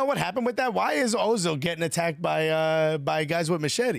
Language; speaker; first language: English; native; English